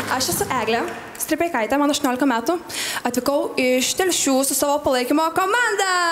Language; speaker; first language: Lithuanian; native; Lithuanian